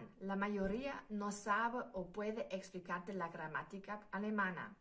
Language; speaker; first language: Spanish; non-native, fluent; German